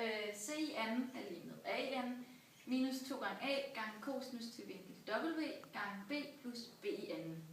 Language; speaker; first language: Danish; native; Danish